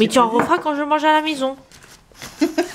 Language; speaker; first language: French; native; French